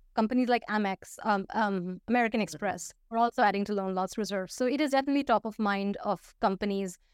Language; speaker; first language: English; non-native, fluent; Hindi